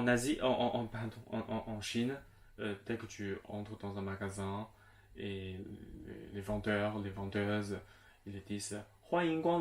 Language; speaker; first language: French; non-native, local second language; Chinese